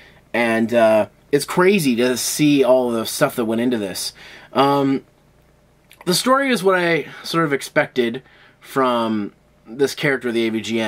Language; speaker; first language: English; native; English